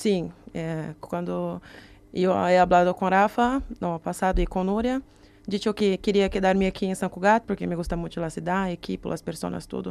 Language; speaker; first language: Spanish; non-native, learner; Portuguese